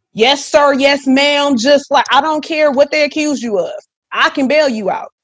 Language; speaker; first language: English; native; English